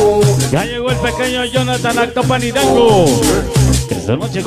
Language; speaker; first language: Spanish; native; Spanish